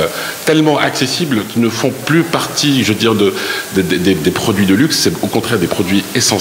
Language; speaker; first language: French; non-native, local second language; Arabic